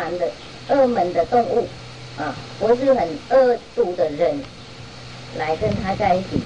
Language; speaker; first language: Chinese; non-native, fluent; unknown